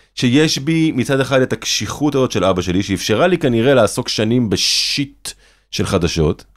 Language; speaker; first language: Hebrew; native; Hebrew